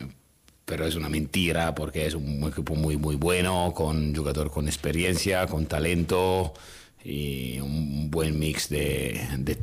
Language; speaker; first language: Spanish; non-native, fluent; Italian